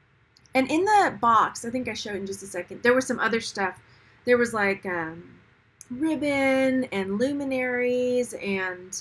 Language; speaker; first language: English; native; English